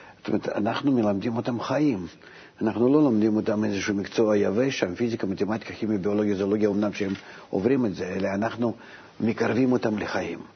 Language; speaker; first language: Hebrew; non-native, fluent; Russian